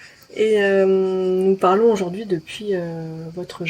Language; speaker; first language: French; native; French